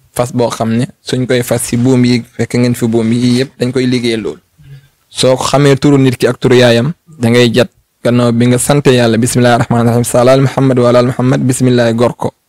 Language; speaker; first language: Wolof; non-native, local second language; Fula